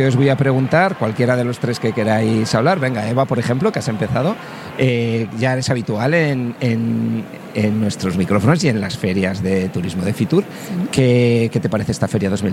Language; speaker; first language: Spanish; native; Spanish